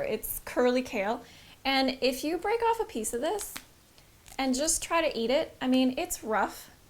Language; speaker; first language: English; native; English